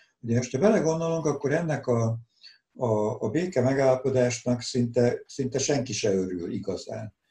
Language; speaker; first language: Hungarian; native; Hungarian